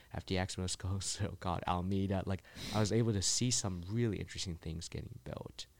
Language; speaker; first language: English; early bilingual, other home language; Chinese